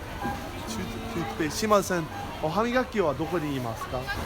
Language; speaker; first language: Japanese; non-native, learner; English